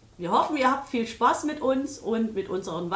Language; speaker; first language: German; native; German